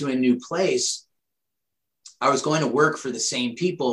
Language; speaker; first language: English; native; English